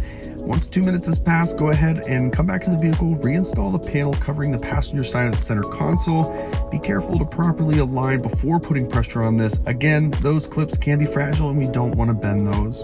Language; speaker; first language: English; native; English